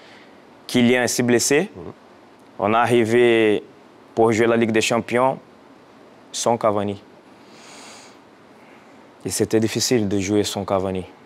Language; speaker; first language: French; non-native, fluent; Portuguese